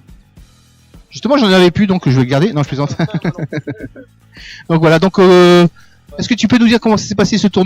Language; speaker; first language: French; native; French